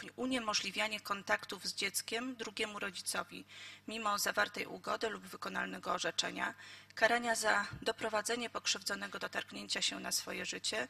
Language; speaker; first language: Polish; native; Polish